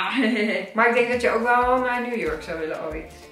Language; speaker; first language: Dutch; native; Dutch